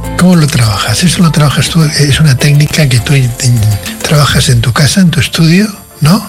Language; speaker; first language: Spanish; native; Spanish